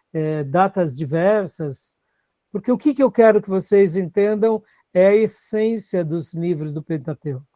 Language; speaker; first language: Portuguese; native; Portuguese